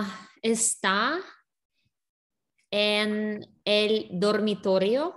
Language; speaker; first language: Spanish; non-native, learner; English